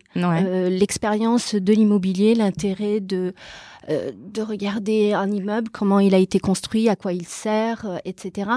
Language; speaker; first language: French; early bilingual, other home language; Portuguese